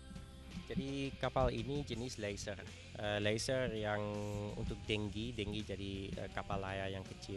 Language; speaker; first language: Indonesian; non-native, fluent; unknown